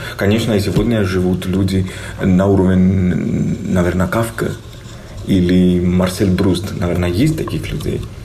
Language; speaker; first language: Russian; non-native, fluent; Greek